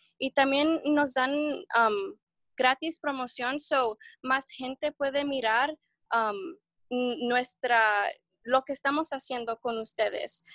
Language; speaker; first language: Spanish; early bilingual, heritage; Spanish